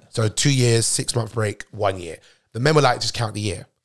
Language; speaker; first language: English; native; English